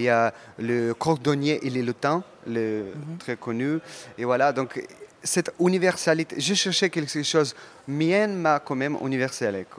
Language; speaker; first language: French; non-native, learner; Russian